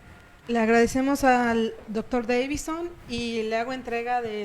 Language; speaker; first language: Spanish; native; Spanish